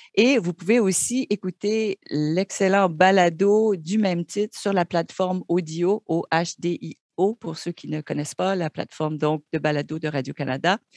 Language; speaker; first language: French; native; French